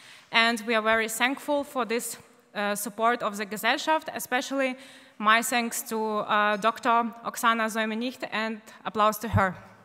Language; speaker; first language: English; non-native, fluent; Ukrainian